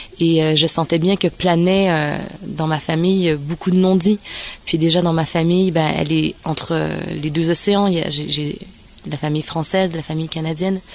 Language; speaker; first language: French; native; French